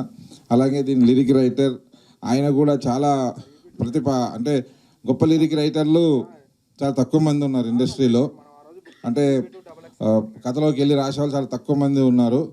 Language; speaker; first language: Telugu; native; Telugu